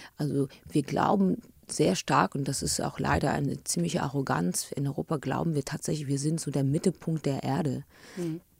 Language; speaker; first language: German; early bilingual, other home language; English